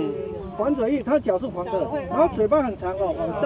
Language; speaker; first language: Chinese; native; Chinese